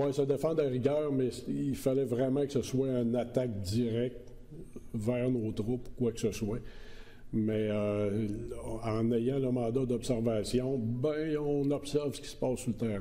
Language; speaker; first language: French; native; French